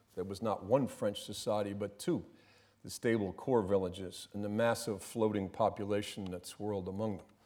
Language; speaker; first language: English; native; English